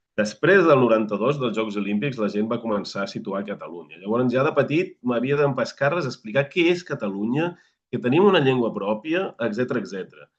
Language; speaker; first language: Catalan; native; Catalan